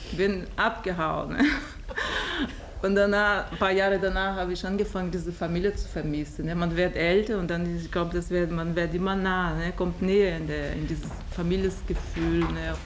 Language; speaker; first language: German; non-native, learner; Portuguese